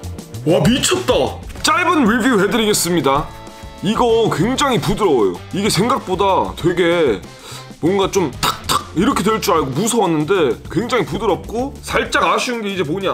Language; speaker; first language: Korean; early bilingual, heritage; Korean